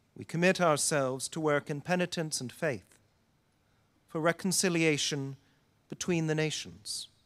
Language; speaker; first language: English; native; English